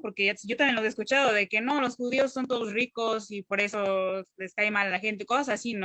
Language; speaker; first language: Spanish; native; Spanish